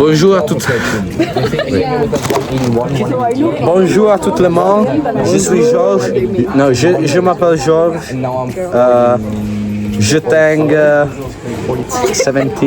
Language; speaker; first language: French; non-native, learner; Italian